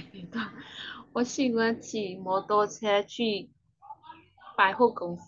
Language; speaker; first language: Chinese; non-native, learner; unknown